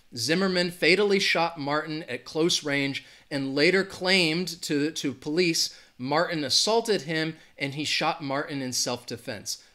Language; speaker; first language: English; native; English